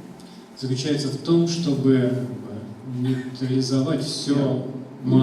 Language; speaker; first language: Russian; native; Russian